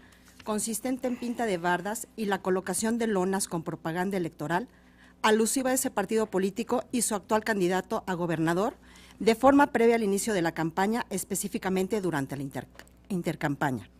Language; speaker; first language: Spanish; native; Spanish